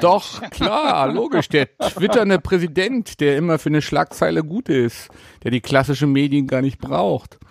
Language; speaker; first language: German; native; German